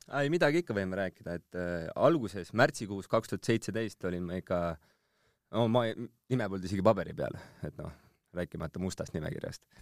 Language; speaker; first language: Estonian; native; Estonian